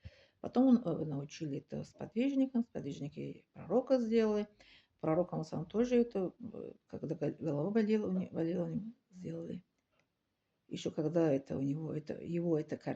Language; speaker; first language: Russian; non-native, learner; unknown